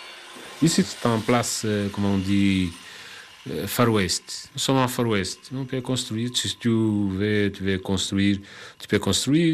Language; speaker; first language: French; non-native, learner; Kabuverdianu